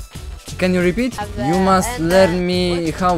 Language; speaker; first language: English; non-native, learner; Polish